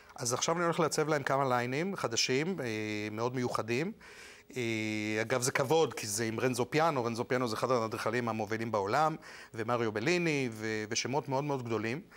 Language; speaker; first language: Hebrew; non-native, fluent; Spanish